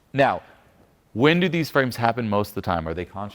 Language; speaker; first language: English; non-native, fluent; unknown